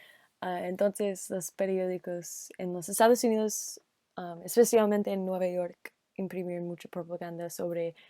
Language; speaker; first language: Spanish; non-native, learner; English